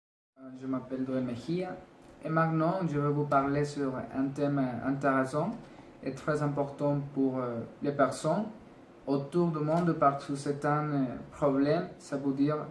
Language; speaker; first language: French; non-native, learner; Spanish